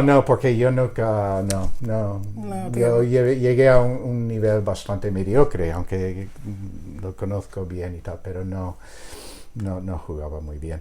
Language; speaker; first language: Spanish; non-native, fluent; English